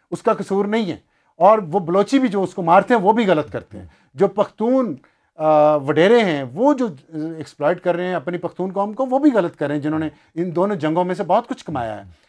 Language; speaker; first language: Urdu; non-native, local second language; Punjabi